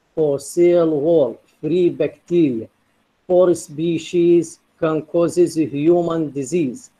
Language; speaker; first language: English; non-native, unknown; Arabic